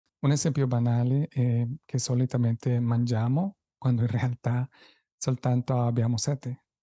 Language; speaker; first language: Italian; non-native, fluent; Spanish